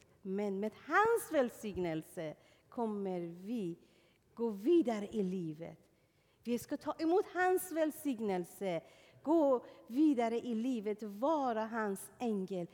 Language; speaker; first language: Swedish; non-native, fluent; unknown